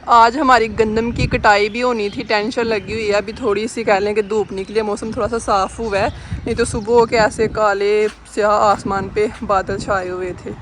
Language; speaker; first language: Urdu; non-native, local second language; Punjabi